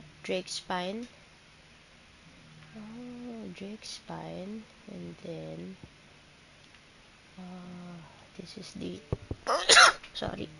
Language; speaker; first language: English; non-native, local second language; Filipino